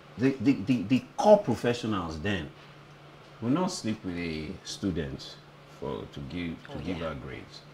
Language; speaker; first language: English; non-native, local second language; Yoruba